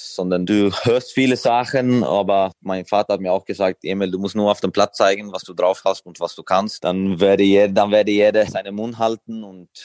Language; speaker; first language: German; non-native, fluent; Swedish